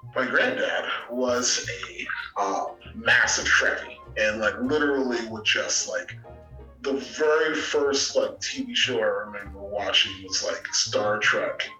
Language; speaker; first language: English; native; English